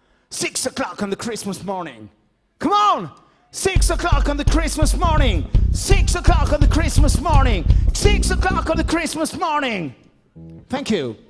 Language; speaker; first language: English; non-native, learner; French